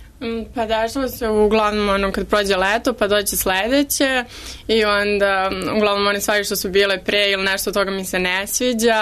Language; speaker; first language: Serbian; native; Serbian